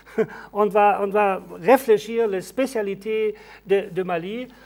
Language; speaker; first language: French; non-native, learner; German